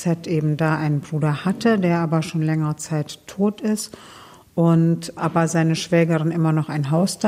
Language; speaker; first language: German; native; German